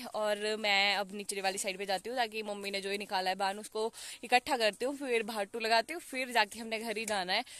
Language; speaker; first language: Hindi; native; Hindi